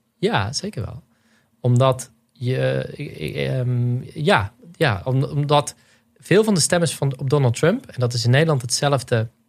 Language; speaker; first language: Dutch; native; Dutch